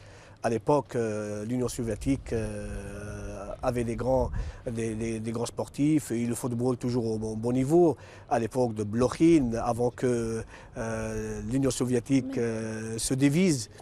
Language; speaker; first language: French; non-native, local second language; Arabic